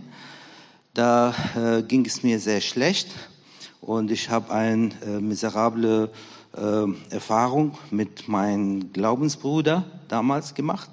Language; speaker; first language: German; non-native, fluent; Arabic